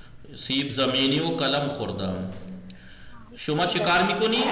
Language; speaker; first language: Persian; non-native, fluent; Urdu